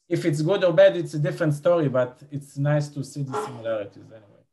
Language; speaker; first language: English; non-native, fluent; Hebrew